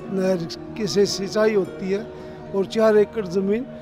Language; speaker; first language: Hindi; native; Hindi